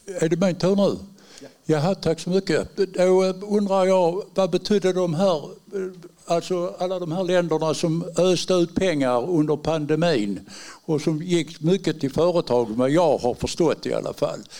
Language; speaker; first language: Swedish; non-native, fluent; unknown